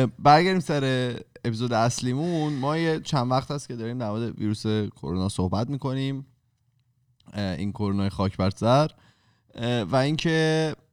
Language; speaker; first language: Persian; native; Persian